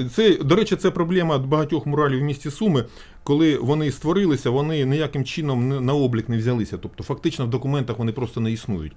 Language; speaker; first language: Ukrainian; native; Ukrainian